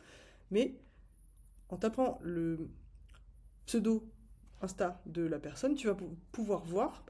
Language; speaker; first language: French; native; French